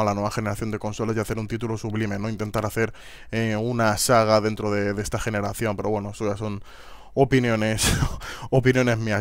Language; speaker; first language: Spanish; native; Spanish